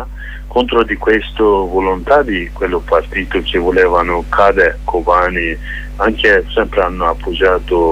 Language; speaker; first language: Italian; non-native, fluent; Kurdish